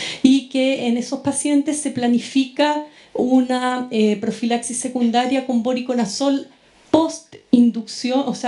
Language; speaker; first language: Spanish; native; Spanish